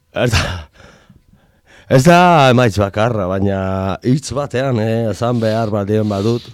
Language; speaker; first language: Basque; non-native, local second language; Spanish